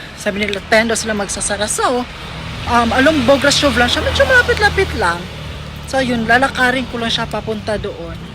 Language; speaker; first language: Filipino; native; Filipino